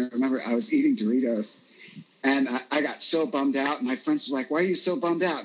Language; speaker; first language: English; native; English